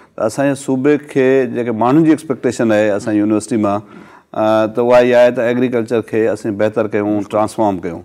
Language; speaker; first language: Sindhi; native; Sindhi